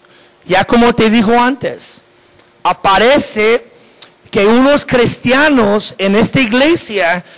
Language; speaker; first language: Spanish; non-native, fluent; English